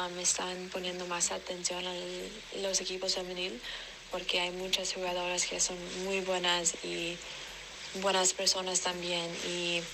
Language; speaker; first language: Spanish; non-native, learner; English